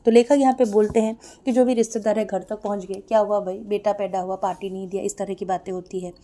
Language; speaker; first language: Hindi; non-native, local second language; Assamese